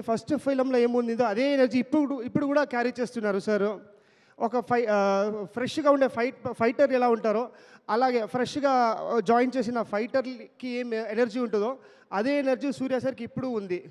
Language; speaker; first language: Telugu; non-native, learner; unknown